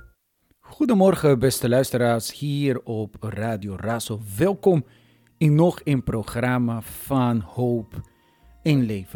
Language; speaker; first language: Dutch; non-native, fluent; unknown